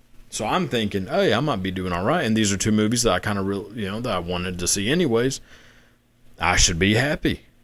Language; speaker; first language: English; native; English